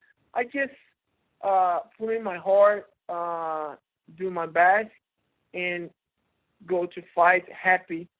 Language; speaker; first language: English; non-native, learner; Portuguese